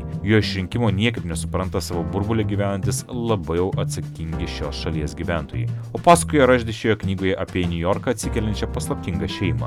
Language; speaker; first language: Lithuanian; native; Lithuanian